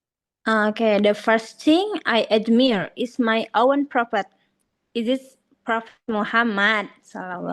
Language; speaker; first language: English; non-native, learner; Indonesian